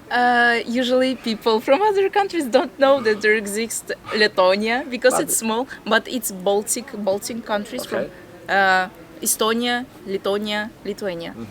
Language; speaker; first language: English; non-native, fluent; Latvian